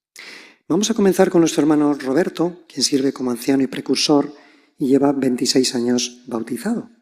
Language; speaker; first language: Spanish; native; Spanish